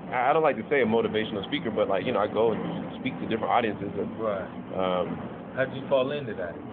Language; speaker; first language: English; native; English